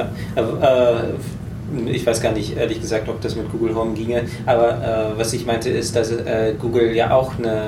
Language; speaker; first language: German; native; German